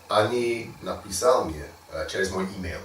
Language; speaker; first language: Russian; non-native, learner; English